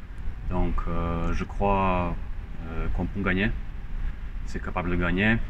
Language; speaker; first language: French; non-native, fluent; Croatian